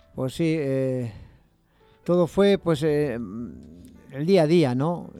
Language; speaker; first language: Spanish; native; Spanish